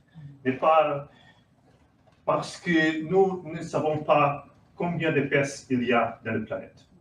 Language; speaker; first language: French; non-native, learner; Portuguese